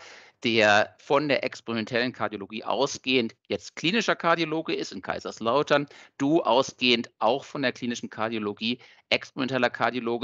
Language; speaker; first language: German; native; German